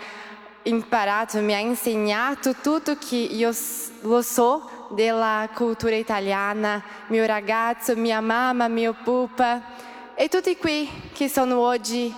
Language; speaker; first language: Italian; early bilingual, heritage; Portuguese